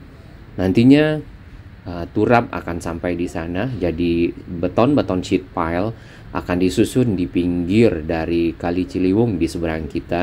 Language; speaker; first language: Indonesian; native; Indonesian